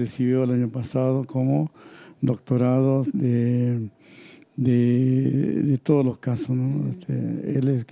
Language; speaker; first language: Spanish; non-native, local second language; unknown